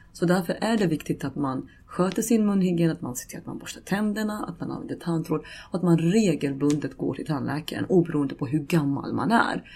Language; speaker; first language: Swedish; early bilingual, other home language; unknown